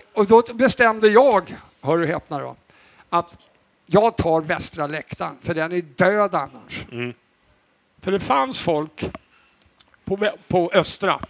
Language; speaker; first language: Swedish; native; Swedish